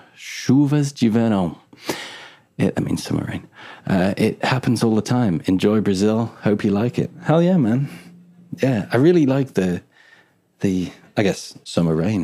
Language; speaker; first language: English; native; English